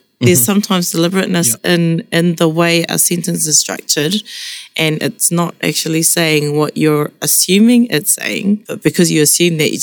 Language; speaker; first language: English; non-native, local second language; Māori